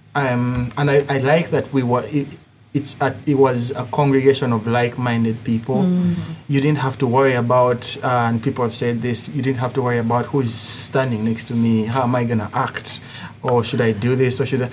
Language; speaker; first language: English; non-native, local second language; Ganda